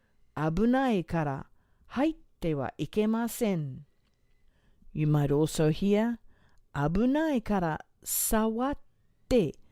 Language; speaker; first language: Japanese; non-native, fluent; English